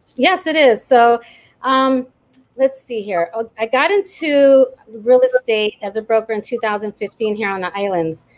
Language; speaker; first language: English; native; English